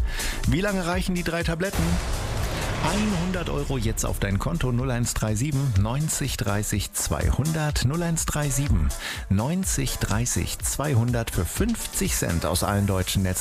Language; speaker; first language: German; native; German